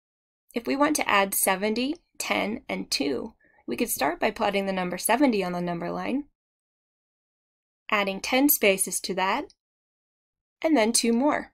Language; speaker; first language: English; native; English